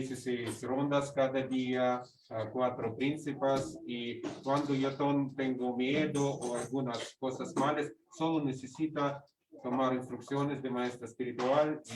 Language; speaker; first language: Spanish; non-native, learner; Russian